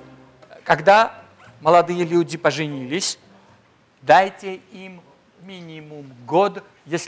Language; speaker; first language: Russian; non-native, fluent; Georgian